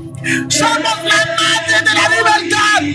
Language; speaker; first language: Spanish; non-native, learner; Haitian Creole